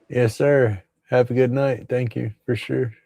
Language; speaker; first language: English; native; English